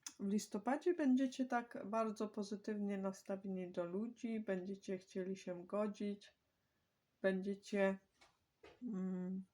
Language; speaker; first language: Polish; native; Polish